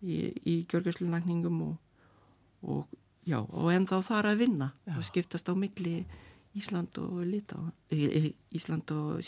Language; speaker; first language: Icelandic; non-native, learner; Lithuanian